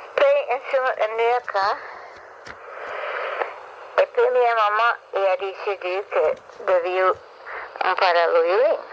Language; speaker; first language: Italian; early bilingual, heritage; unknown